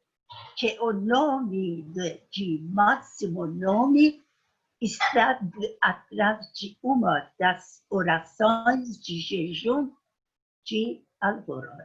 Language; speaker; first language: Portuguese; non-native, fluent; Persian